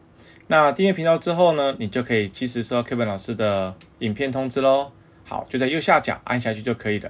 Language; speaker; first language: Chinese; native; Chinese